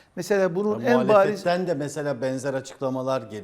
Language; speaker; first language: Turkish; native; Turkish